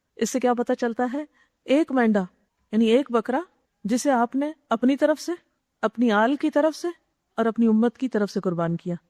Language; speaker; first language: Urdu; native; Urdu